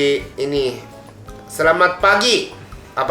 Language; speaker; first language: Indonesian; non-native, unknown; Japanese